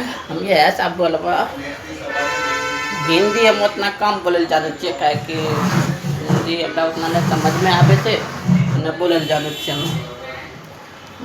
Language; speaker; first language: Hindi; non-native, local second language; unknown